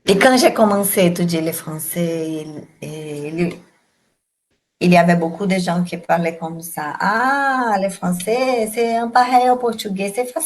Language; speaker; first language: French; non-native, learner; Portuguese